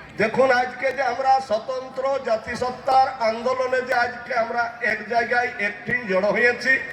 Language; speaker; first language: Bangla; native; Bangla